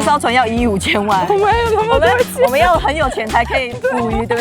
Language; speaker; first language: Chinese; native; Chinese